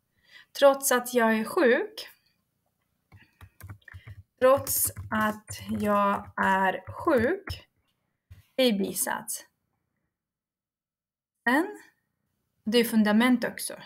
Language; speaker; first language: Swedish; non-native, fluent; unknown